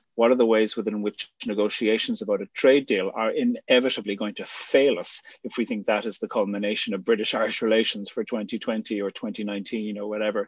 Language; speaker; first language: English; native; English